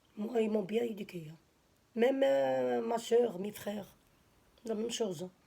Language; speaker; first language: French; non-native, local second language; Arabic